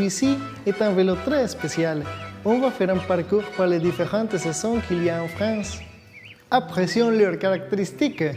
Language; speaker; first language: French; non-native, fluent; Spanish